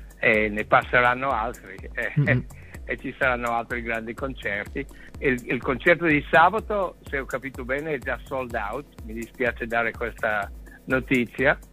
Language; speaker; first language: Italian; non-native, fluent; English